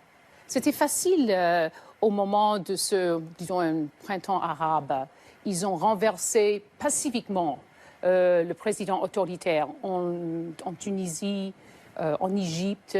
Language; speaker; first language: French; native; French